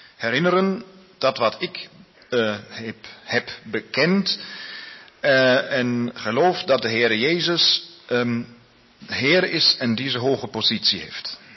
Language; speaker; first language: Dutch; non-native, learner; Spanish